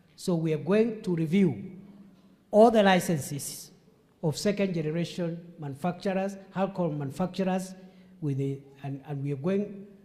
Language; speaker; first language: English; non-native, local second language; Meru